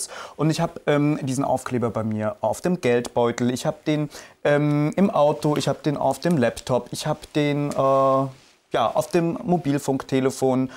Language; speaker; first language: German; native; German